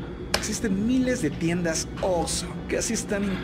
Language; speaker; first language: Spanish; native; Spanish